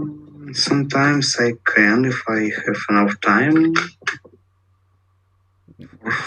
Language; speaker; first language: English; non-native, learner; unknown